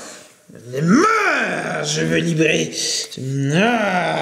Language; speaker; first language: French; native; French